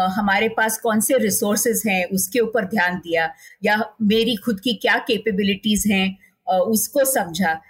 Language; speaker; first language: Hindi; non-native, local second language; Marathi